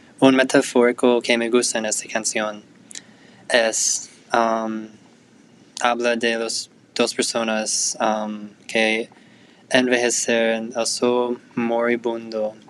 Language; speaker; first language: Spanish; non-native, learner; English